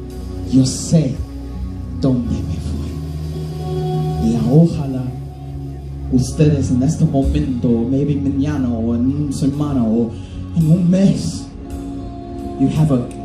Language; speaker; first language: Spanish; non-native, learner; English